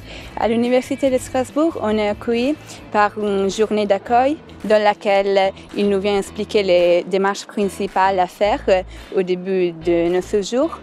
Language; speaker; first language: French; non-native, local second language; German